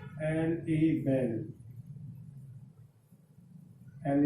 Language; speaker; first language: French; non-native, fluent; Hindi